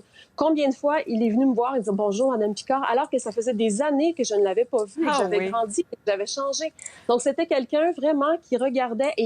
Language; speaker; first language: French; native; French